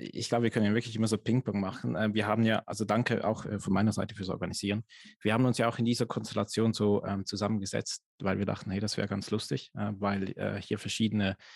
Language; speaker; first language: German; native; German